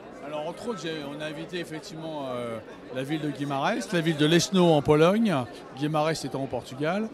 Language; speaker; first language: French; native; French